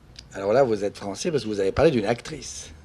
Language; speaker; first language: French; native; French